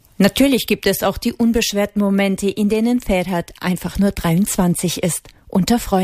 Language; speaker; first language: German; native; German